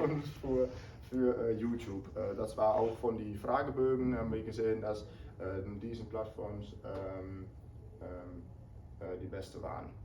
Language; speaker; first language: German; non-native, learner; Dutch